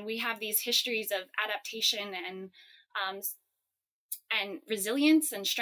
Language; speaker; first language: English; native; English